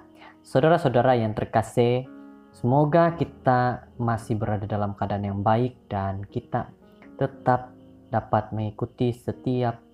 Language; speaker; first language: Indonesian; native; Indonesian